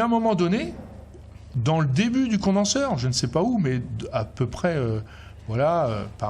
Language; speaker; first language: French; native; French